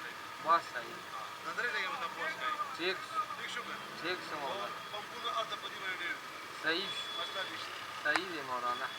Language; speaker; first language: Hindi; non-native, local second language; Pashto